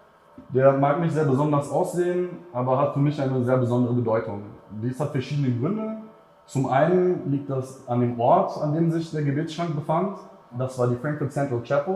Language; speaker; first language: German; native; German